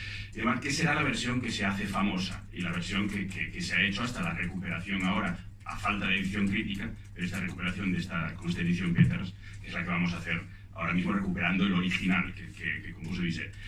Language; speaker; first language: Spanish; native; Spanish